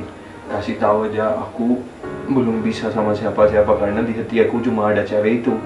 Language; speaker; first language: Indonesian; non-native, fluent; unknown